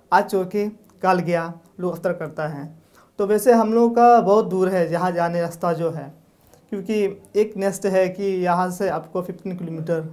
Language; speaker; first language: Hindi; non-native, local second language; Nyishi